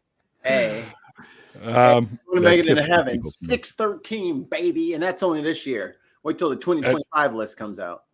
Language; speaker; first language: English; native; English